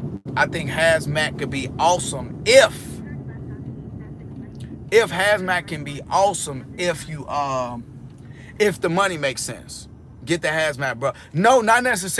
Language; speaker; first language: English; native; English